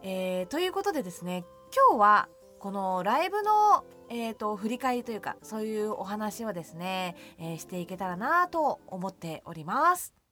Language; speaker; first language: Japanese; native; Japanese